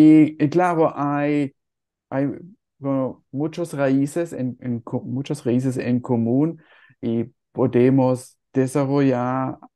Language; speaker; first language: Spanish; non-native, fluent; German